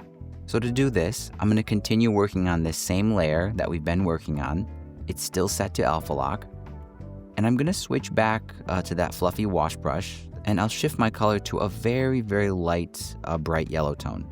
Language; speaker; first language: English; native; English